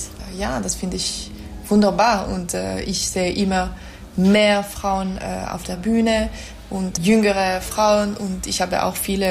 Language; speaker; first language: German; non-native, fluent; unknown